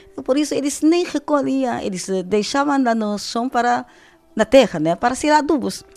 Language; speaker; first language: Portuguese; non-native, fluent; Chinese